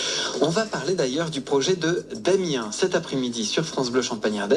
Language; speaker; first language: French; native; French